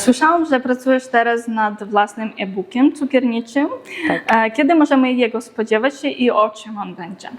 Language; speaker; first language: Polish; native; Polish